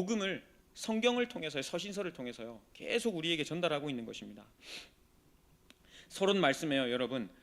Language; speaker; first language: Korean; native; Korean